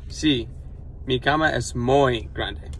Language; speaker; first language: Spanish; non-native, learner; English